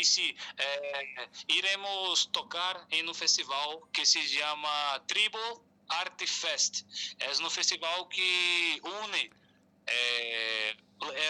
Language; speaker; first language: Spanish; non-native, learner; Portuguese